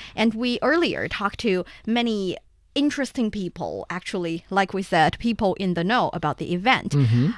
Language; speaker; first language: English; non-native, fluent; Chinese